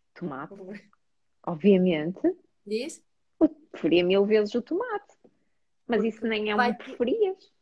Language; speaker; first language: Portuguese; native; Portuguese